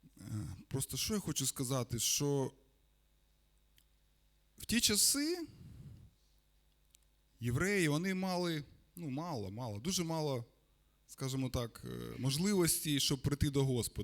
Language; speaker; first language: Ukrainian; non-native, local second language; Russian